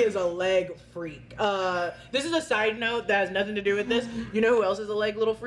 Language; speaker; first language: English; native; English